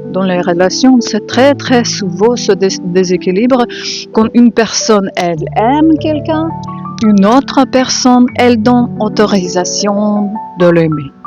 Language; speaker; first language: French; non-native, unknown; Ukrainian